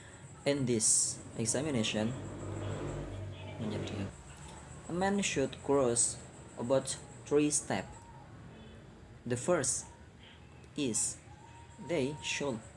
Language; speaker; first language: English; non-native, learner; Indonesian